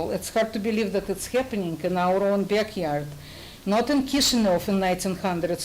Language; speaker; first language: English; non-native, fluent; Russian